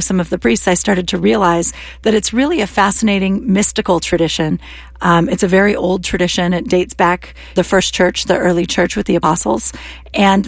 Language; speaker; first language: English; native; English